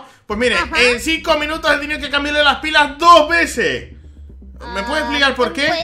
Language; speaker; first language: Spanish; native; Spanish